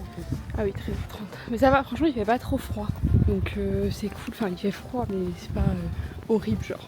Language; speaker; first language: French; native; French